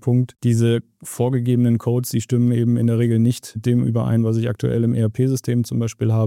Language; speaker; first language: German; native; German